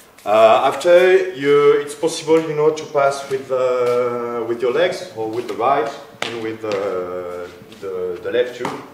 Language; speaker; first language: English; non-native, fluent; French